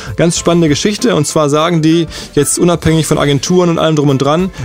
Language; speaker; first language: German; native; German